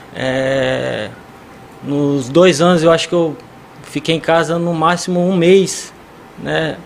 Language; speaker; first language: Portuguese; native; Portuguese